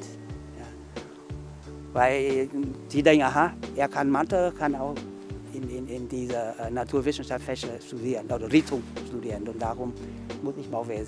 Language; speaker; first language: German; non-native, learner; Vietnamese